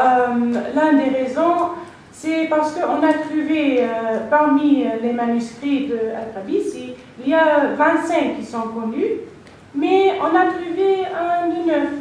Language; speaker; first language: French; non-native, fluent; English